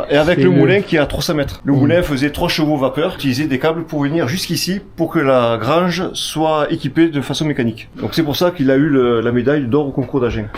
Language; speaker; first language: French; native; French